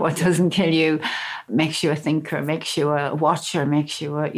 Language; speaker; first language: English; native; English